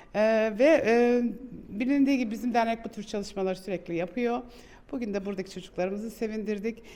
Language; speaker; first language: Turkish; early bilingual, heritage; Turkish